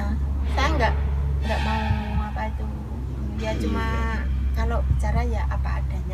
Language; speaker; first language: Indonesian; non-native, local second language; Javanese